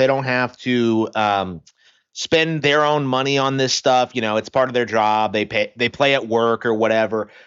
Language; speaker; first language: English; native; English